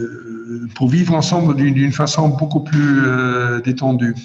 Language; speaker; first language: French; non-native, fluent; German